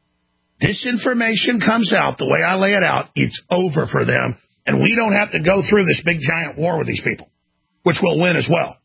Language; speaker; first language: English; native; English